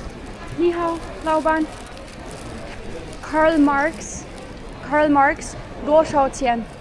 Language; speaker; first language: Chinese; non-native, learner; English